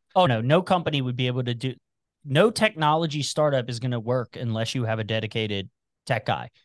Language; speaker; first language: English; native; English